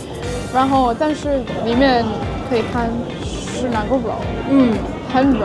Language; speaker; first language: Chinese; non-native, learner; English